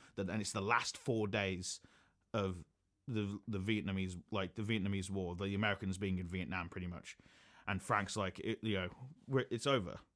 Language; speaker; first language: English; native; English